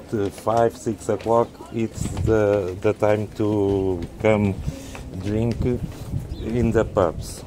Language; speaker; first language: English; non-native, learner; Portuguese